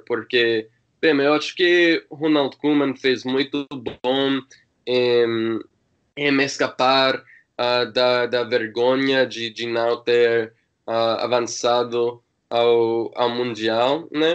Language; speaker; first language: Portuguese; non-native, learner; English